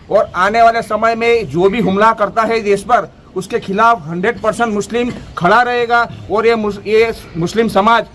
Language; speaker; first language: Hindi; non-native, local second language; Gujarati